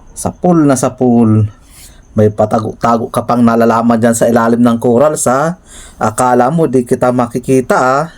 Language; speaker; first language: Filipino; native; Filipino